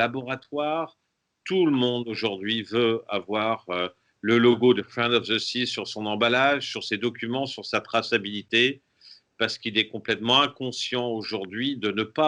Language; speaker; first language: French; native; French